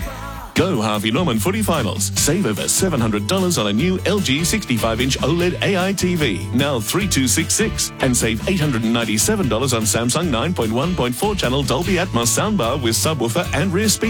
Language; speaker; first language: English; native; English